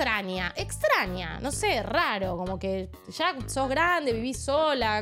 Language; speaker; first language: Spanish; native; Spanish